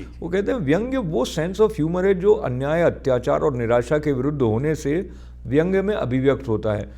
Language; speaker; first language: Hindi; native; Hindi